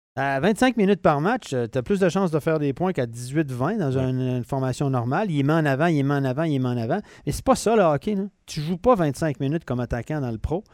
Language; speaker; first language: French; native; French